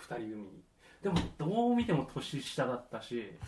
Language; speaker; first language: Japanese; native; Japanese